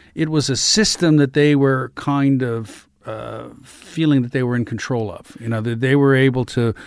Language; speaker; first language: English; native; English